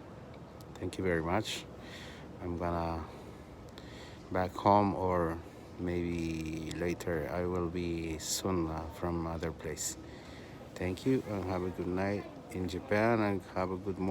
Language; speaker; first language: English; non-native, learner; Spanish